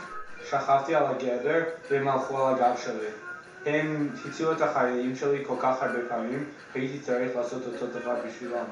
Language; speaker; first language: Hebrew; non-native, learner; English